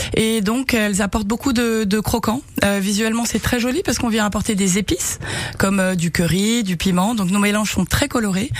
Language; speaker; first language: French; early bilingual, heritage; Japanese